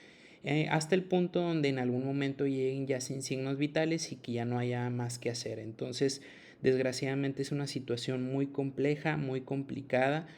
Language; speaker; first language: Spanish; native; Spanish